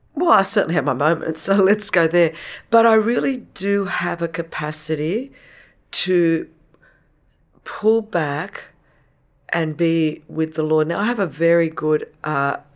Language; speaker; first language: English; non-native, local second language; Greek